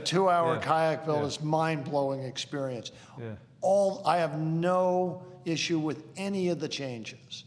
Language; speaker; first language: English; native; English